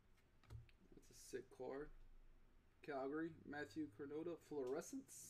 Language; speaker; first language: English; native; English